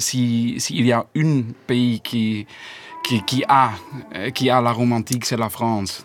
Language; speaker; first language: French; non-native, learner; Dutch